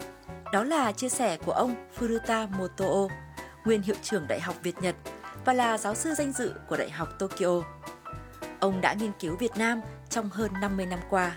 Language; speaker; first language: Vietnamese; native; Vietnamese